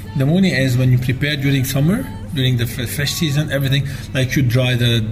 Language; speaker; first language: English; non-native, fluent; Arabic